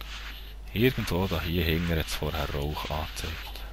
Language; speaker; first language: German; native; German